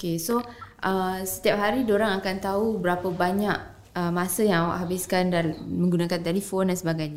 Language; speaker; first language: Malay; native; Malay